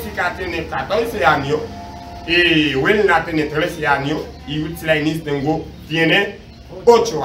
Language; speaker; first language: Spanish; non-native, learner; Haitian Creole